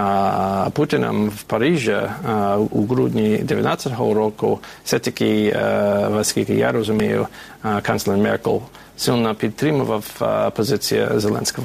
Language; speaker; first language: Ukrainian; non-native, fluent; English